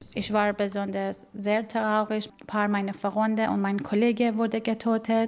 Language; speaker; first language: German; non-native, learner; Persian